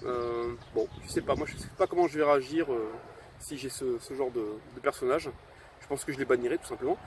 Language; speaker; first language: French; native; French